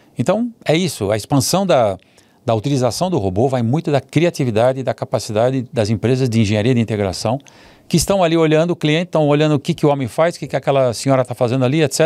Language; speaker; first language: Portuguese; early bilingual, other home language; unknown